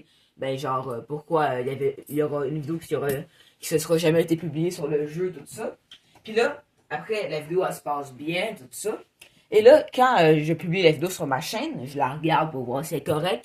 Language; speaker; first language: French; native; French